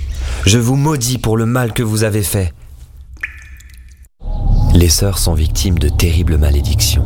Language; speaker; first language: French; native; French